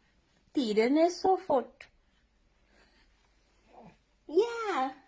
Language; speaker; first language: Swedish; non-native, learner; Filipino